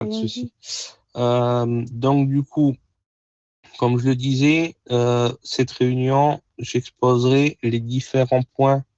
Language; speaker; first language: French; native; French